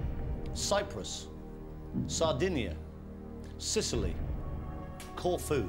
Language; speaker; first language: English; native; English